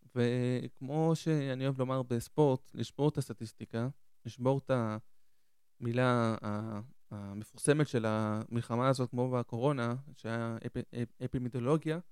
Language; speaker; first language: Hebrew; early bilingual, other home language; Spanish